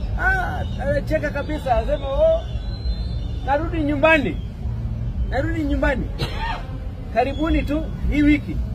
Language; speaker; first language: Swahili; non-native, local second language; Luo (Kenya and Tanzania)